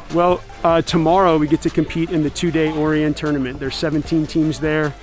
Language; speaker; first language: English; native; English